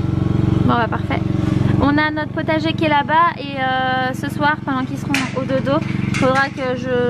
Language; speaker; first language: French; native; French